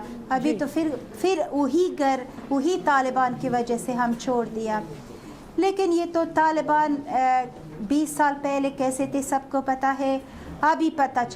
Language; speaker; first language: Hindi; non-native, fluent; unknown